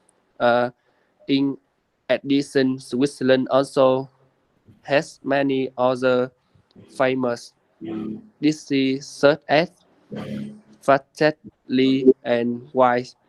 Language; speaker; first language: English; non-native, learner; Vietnamese